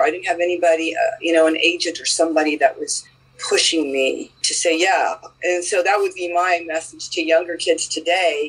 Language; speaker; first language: English; native; English